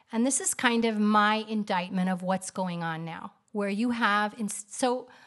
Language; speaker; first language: English; native; English